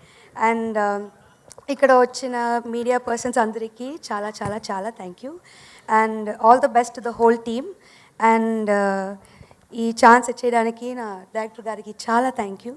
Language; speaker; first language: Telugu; non-native, learner; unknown